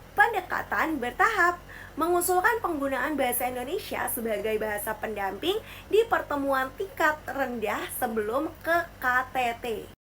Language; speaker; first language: Indonesian; native; Indonesian